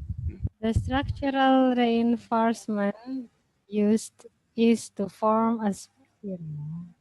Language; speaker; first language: English; non-native, fluent; Indonesian